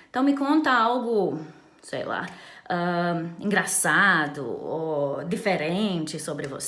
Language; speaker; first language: Portuguese; non-native, fluent; Romanian